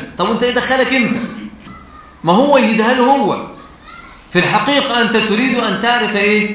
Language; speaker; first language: Arabic; native; Arabic